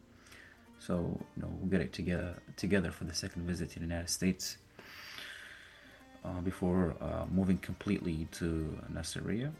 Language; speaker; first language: English; early bilingual, other home language; Arabic